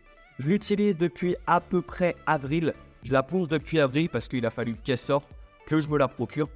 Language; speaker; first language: French; native; French